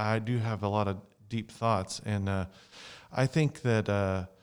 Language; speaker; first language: English; native; English